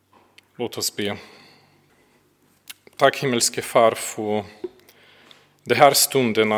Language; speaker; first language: Swedish; non-native, fluent; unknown